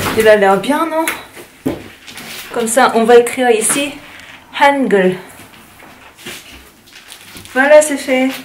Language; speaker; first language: French; non-native, fluent; Korean